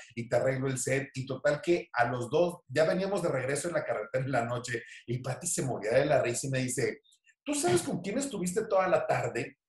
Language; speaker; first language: Spanish; native; Spanish